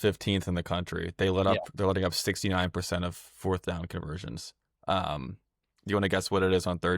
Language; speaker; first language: English; native; English